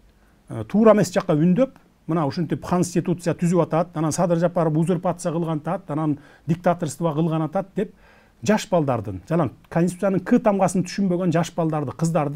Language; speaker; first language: Kyrgyz; native; Kyrgyz